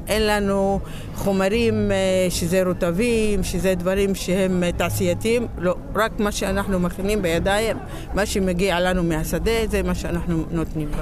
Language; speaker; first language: Hebrew; non-native, local second language; Arabic